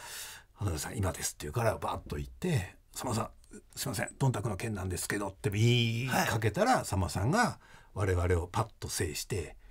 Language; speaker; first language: Japanese; native; Japanese